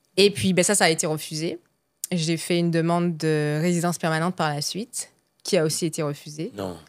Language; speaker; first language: French; native; French